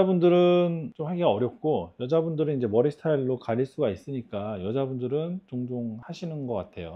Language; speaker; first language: Korean; native; Korean